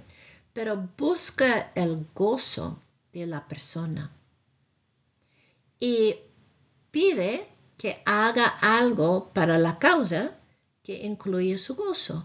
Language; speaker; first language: Spanish; non-native, fluent; English